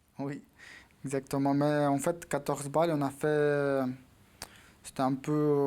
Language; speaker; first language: French; non-native, fluent; Ukrainian